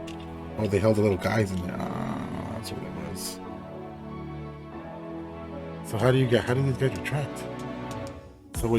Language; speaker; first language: English; native; English